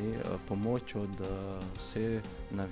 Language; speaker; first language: Slovenian; non-native, learner; Portuguese